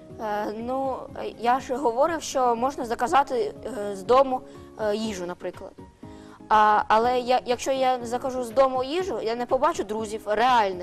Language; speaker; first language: Ukrainian; non-native, local second language; Russian